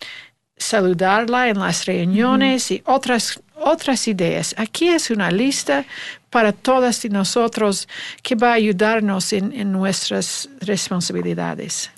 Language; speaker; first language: Spanish; non-native, learner; English